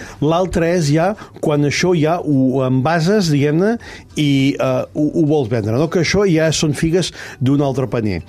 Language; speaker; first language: Catalan; native; Catalan